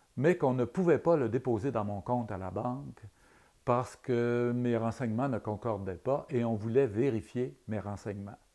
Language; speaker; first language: French; native; French